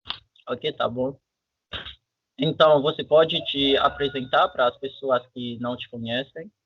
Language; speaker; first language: Portuguese; non-native, fluent; French